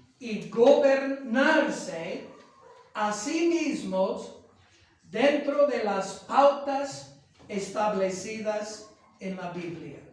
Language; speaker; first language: Spanish; non-native, fluent; English